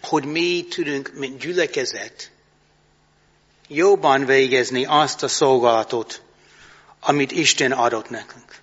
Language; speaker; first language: Hungarian; non-native, fluent; English